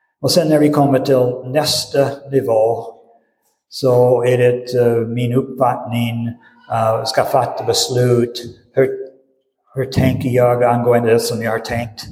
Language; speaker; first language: Swedish; non-native, fluent; English